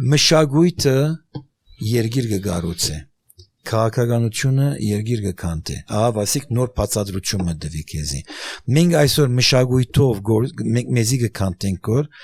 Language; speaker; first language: Armenian; early bilingual, heritage; Armenian